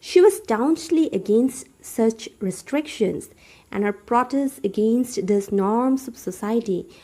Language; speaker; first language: English; non-native, local second language; Assamese